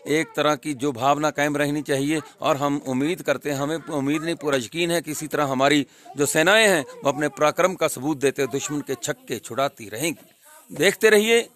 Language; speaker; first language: Hindi; non-native, local second language; Punjabi